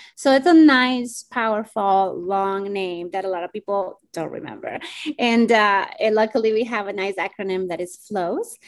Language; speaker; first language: English; non-native, fluent; Spanish